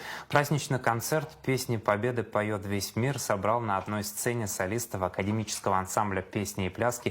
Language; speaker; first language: Russian; native; Russian